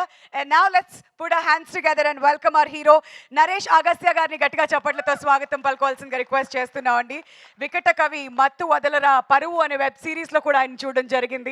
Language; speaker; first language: Telugu; native; Telugu